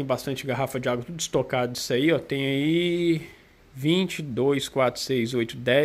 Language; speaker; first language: Portuguese; native; Portuguese